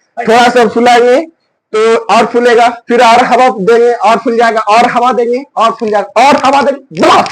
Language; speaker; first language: Hindi; native; Hindi